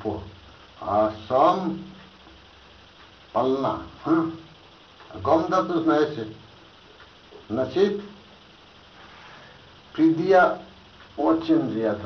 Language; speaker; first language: Russian; non-native, learner; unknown